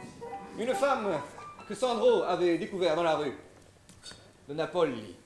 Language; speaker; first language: French; native; French